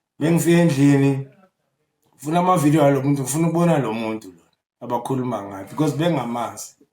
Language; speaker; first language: Zulu; native; Zulu